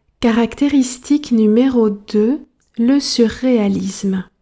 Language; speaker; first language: French; native; French